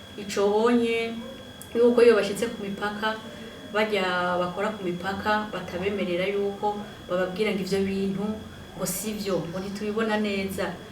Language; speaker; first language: Rundi; native; Rundi